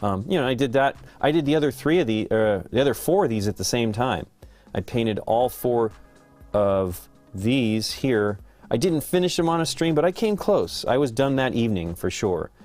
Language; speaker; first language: English; native; English